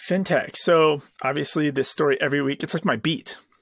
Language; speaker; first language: English; native; English